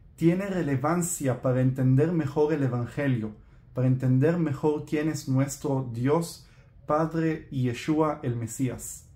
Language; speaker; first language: Spanish; non-native, fluent; Hebrew